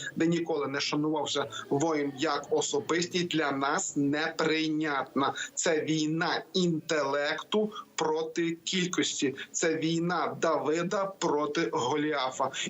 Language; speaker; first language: Ukrainian; native; Ukrainian